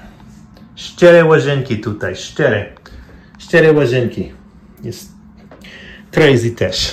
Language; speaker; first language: Polish; non-native, learner; English